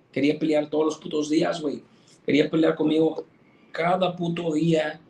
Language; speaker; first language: Spanish; early bilingual, heritage; Spanish